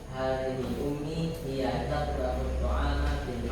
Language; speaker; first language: Arabic; non-native, learner; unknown